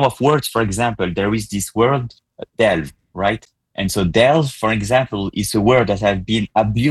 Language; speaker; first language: English; non-native, fluent; French